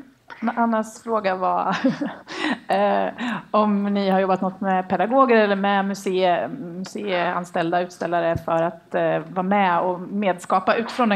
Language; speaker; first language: Swedish; native; Swedish